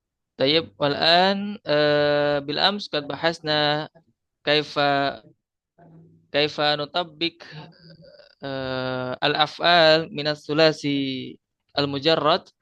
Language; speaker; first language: Arabic; non-native, fluent; Indonesian